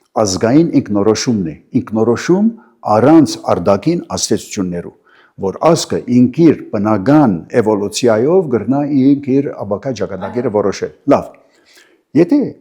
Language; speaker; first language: Armenian; early bilingual, heritage; Armenian